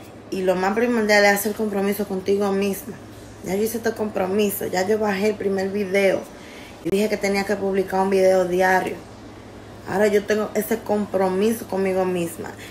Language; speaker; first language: Spanish; native; Spanish